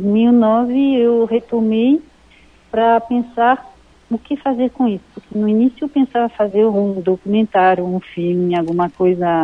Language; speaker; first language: Portuguese; non-native, fluent; French